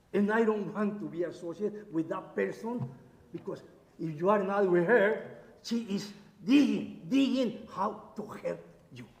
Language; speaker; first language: English; non-native, learner; Spanish